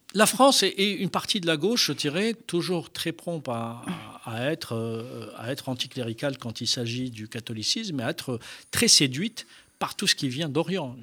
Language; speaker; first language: French; non-native, local second language; Arabic